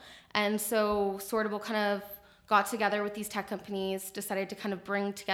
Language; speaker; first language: English; native; English